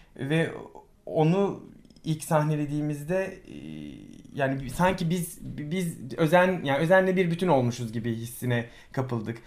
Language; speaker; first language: Turkish; native; Turkish